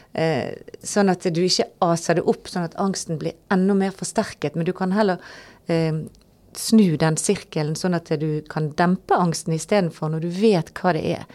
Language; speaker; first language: Norwegian; native; Norwegian